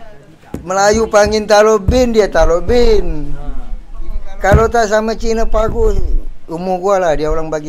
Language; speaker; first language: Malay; non-native, local second language; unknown